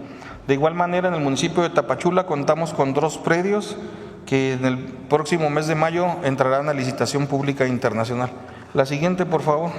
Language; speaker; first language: Spanish; native; Spanish